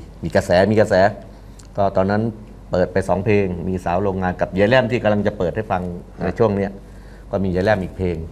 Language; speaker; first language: Thai; native; Thai